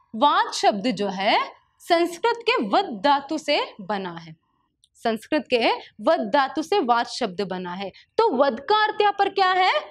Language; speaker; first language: Hindi; non-native, local second language; Kannada